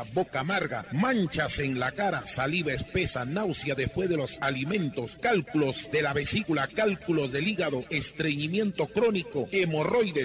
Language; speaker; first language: Spanish; native; Spanish